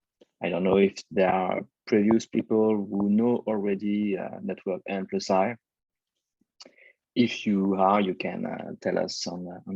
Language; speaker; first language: English; non-native, fluent; French